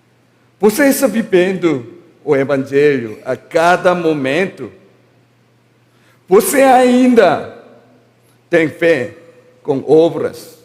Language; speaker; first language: Portuguese; non-native, learner; Korean